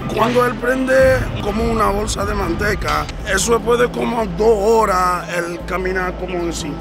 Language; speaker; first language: Spanish; non-native, learner; English